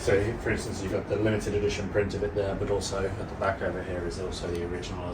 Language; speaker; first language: English; native; English